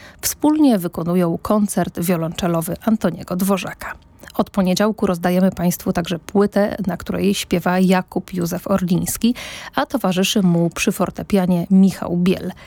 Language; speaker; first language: Polish; native; Polish